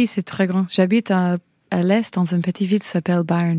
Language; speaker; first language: French; non-native, fluent; English